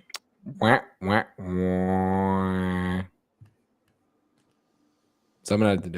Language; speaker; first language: English; native; English